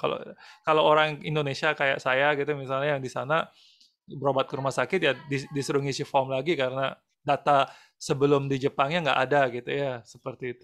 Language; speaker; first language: Indonesian; native; Indonesian